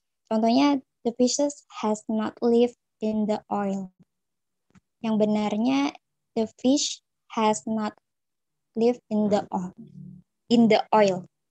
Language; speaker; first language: English; non-native, learner; Indonesian